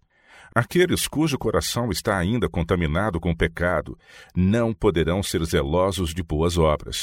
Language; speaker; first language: Portuguese; native; Portuguese